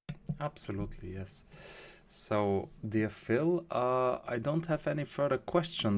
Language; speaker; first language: English; non-native, fluent; German